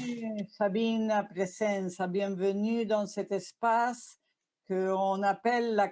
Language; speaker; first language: French; non-native, fluent; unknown